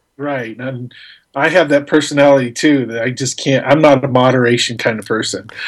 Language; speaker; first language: English; native; English